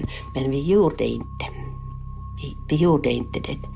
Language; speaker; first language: Swedish; non-native, learner; Finnish